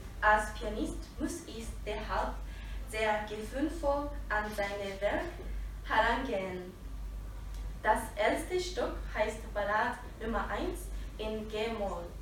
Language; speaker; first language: German; non-native, fluent; Japanese